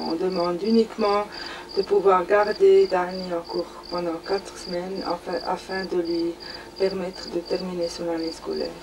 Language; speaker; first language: French; non-native, learner; Romanian